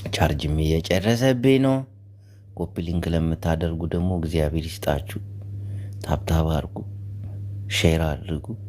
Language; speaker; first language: Amharic; native; Amharic